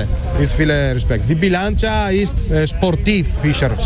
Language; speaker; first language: German; non-native, learner; Italian